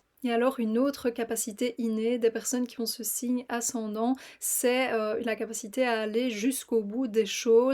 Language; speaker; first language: French; native; French